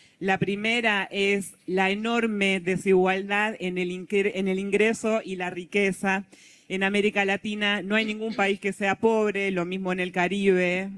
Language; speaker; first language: Spanish; native; Spanish